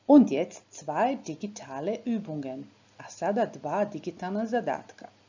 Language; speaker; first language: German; non-native, fluent; Croatian